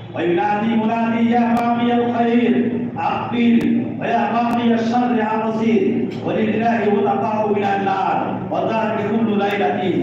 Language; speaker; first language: Arabic; non-native, fluent; Bangla